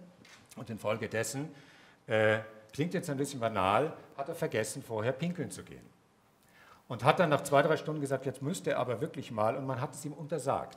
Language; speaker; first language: German; native; German